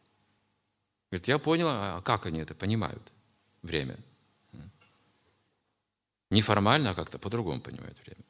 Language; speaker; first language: Russian; native; Russian